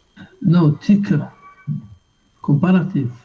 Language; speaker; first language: English; non-native, learner; Arabic